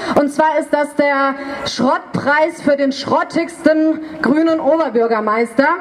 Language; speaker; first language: German; native; German